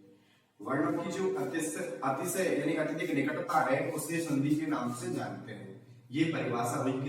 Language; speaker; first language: Hindi; native; Hindi